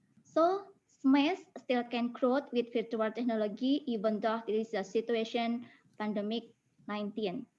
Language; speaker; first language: English; non-native, fluent; Indonesian